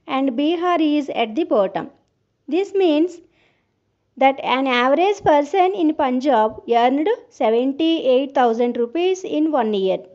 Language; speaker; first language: English; non-native, local second language; Telugu